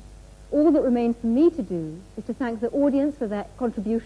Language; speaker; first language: English; native; English